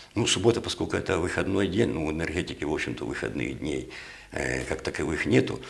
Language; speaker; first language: Russian; native; Russian